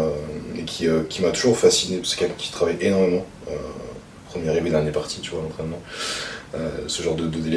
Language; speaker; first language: French; native; French